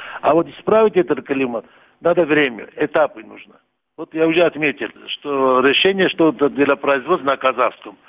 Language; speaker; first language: Russian; non-native, local second language; Kurdish